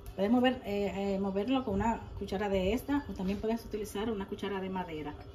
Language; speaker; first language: Spanish; native; Spanish